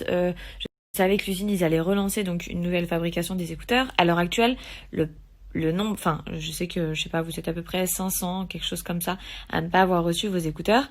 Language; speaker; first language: French; native; French